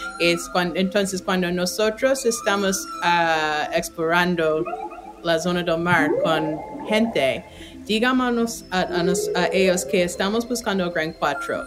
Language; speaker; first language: Spanish; non-native, fluent; English